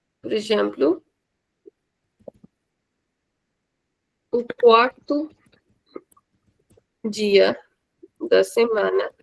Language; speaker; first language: Portuguese; non-native, fluent; Hindi